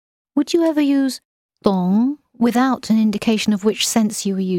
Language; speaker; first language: English; non-native, fluent; Chinese